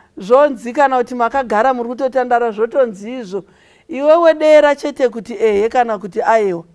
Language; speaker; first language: Shona; native; Shona